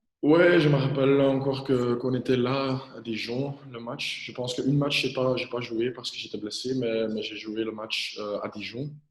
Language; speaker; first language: French; non-native, local second language; Dutch